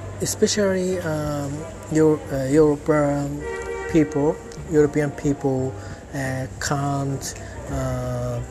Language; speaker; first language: English; non-native, learner; Japanese